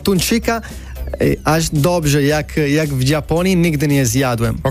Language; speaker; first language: Polish; non-native, learner; Italian